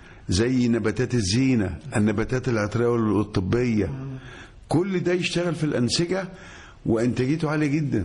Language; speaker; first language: Arabic; native; Arabic